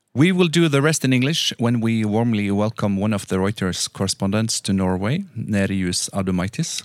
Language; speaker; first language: English; non-native, fluent; Norwegian